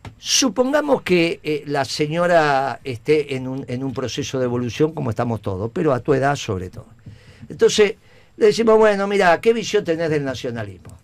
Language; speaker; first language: Spanish; native; Spanish